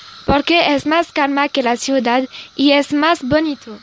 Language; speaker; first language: Spanish; non-native, learner; French